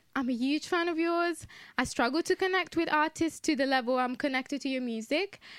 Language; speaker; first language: English; non-native, fluent; Italian